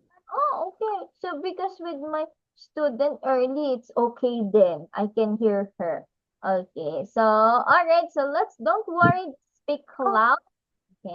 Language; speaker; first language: English; non-native, local second language; Filipino